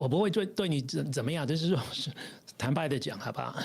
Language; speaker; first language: Chinese; non-native, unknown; English